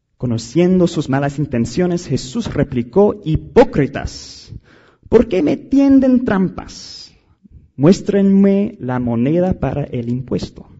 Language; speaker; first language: Spanish; non-native, fluent; English